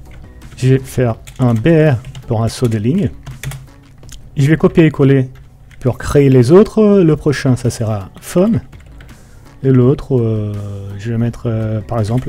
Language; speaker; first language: French; non-native, fluent; Portuguese